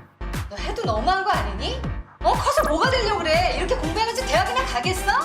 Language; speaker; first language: Korean; native; Korean